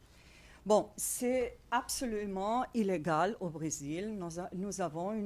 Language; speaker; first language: French; non-native, fluent; Portuguese